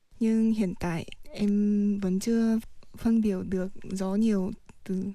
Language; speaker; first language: Vietnamese; early bilingual, heritage; Vietnamese